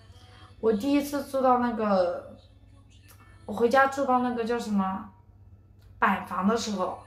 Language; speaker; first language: Chinese; native; Chinese